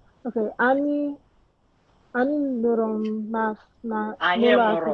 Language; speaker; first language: Igbo; early bilingual, heritage; English